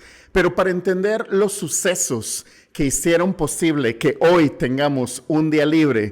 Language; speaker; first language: Spanish; native; Spanish